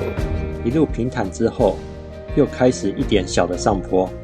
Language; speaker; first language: Chinese; native; Chinese